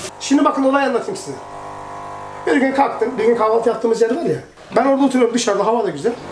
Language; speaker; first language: Turkish; early bilingual, heritage; Turkish